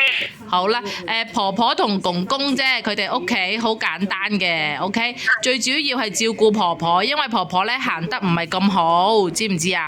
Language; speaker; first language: Chinese; native; Chinese